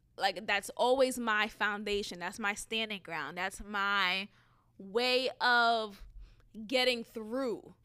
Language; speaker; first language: English; early bilingual, other home language; Haitian Creole